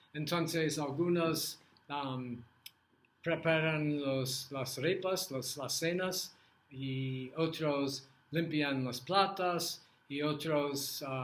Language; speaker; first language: Spanish; non-native, learner; English